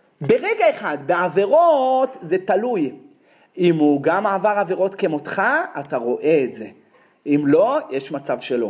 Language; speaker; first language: Hebrew; native; Hebrew